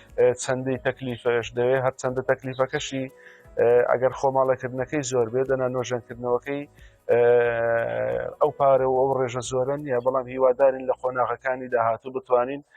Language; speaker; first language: Central Kurdish; native; Central Kurdish